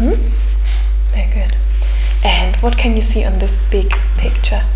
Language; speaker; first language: English; non-native, fluent; German